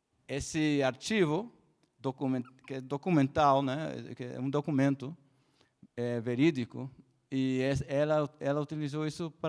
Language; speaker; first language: Portuguese; non-native, fluent; Spanish